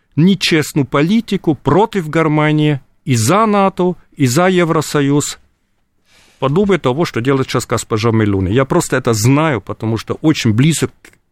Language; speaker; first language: Russian; non-native, fluent; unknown